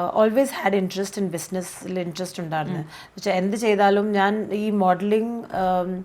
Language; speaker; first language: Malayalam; early bilingual, heritage; Malayalam